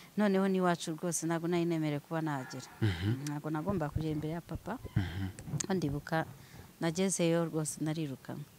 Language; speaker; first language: Kinyarwanda; early bilingual, heritage; Swahili